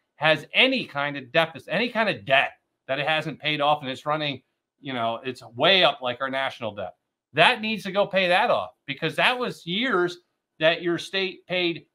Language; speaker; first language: English; native; English